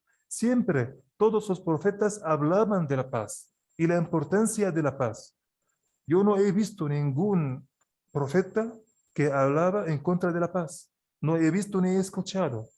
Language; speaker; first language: Spanish; non-native, fluent; Arabic